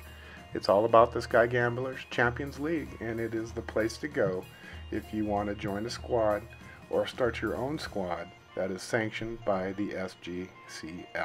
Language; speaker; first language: English; native; English